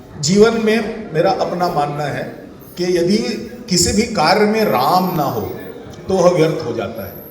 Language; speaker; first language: Hindi; non-native, local second language; Chhattisgarhi